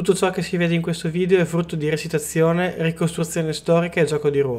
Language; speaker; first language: Italian; native; Italian